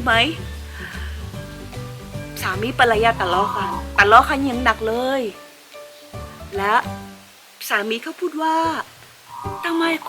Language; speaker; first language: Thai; non-native, fluent; Filipino